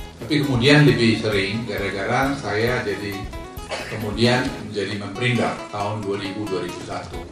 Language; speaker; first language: Indonesian; native; Indonesian